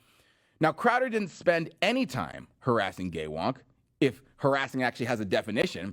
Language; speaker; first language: English; native; English